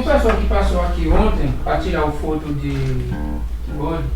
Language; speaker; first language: Portuguese; non-native, learner; Haitian Creole